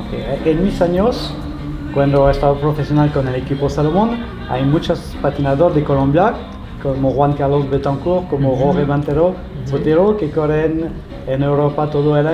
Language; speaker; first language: Spanish; non-native, learner; French